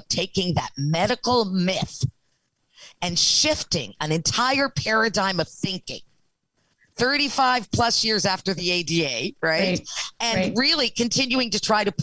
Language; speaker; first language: English; native; English